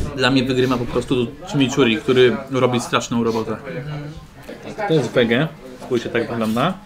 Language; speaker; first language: Polish; native; Polish